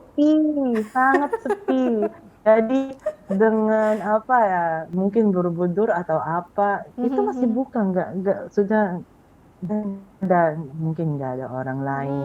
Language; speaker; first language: Indonesian; non-native, fluent; Filipino